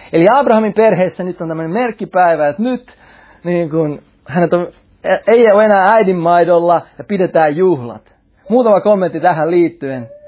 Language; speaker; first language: Finnish; native; Finnish